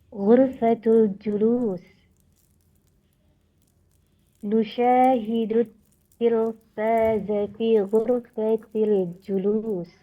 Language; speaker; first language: Arabic; non-native, learner; Indonesian